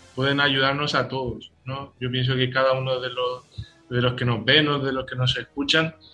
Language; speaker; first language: Spanish; native; Spanish